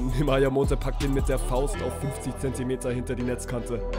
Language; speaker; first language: German; native; German